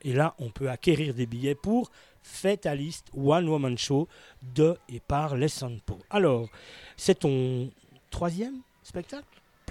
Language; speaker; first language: French; native; French